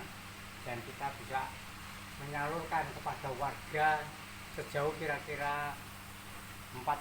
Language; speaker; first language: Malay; non-native, local second language; Javanese